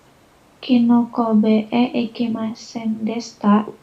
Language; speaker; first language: Japanese; non-native, learner; Indonesian